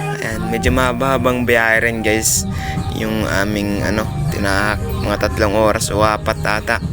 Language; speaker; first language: Filipino; non-native, local second language; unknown